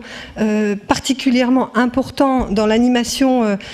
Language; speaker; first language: French; native; French